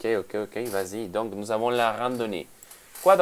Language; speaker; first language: French; non-native, fluent; Spanish